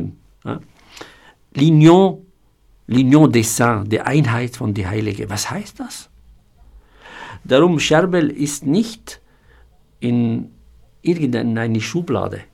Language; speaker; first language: German; non-native, fluent; Arabic